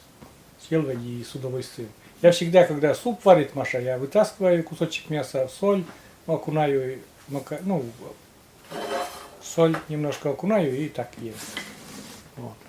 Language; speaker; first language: Russian; native; Russian